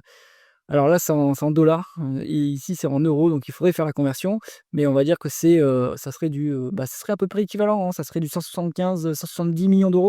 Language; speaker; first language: French; native; French